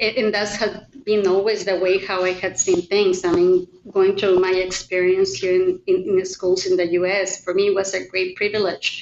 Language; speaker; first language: English; non-native, fluent; Spanish